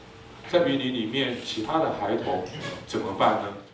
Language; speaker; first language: Chinese; native; Chinese